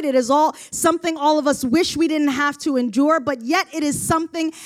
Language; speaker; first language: English; native; English